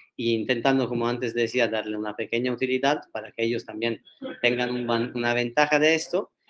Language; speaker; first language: Spanish; non-native, fluent; Italian